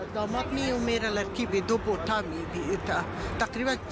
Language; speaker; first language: Hindi; non-native, learner; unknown